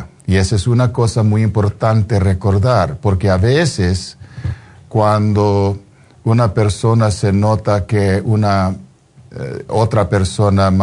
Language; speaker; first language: Spanish; non-native, fluent; English